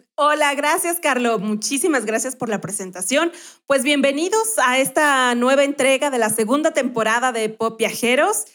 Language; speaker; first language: Spanish; native; Spanish